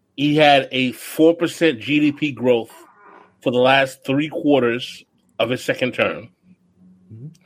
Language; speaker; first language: English; early bilingual, other home language; Haitian Creole